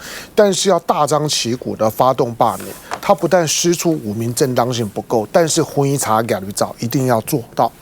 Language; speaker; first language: Chinese; native; Chinese